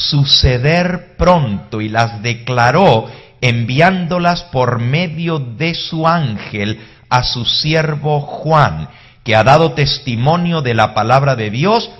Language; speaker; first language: Spanish; native; Spanish